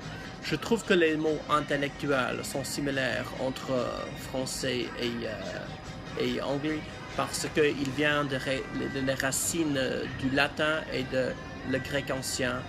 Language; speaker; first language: French; non-native, learner; English